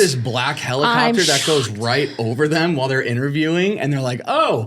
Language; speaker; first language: English; native; English